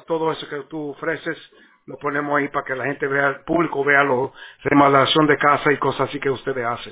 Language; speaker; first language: Spanish; early bilingual, heritage; Spanish